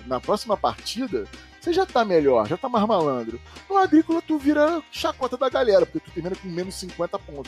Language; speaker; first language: Portuguese; native; Portuguese